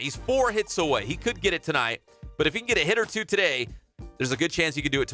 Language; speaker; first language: English; native; English